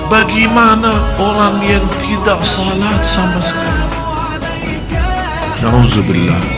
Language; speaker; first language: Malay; non-native, fluent; Arabic